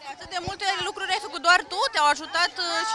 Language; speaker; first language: Romanian; native; Romanian